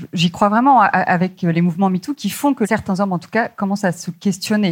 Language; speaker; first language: French; native; French